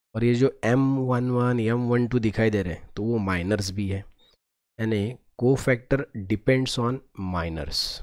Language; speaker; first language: Hindi; non-native, local second language; Marathi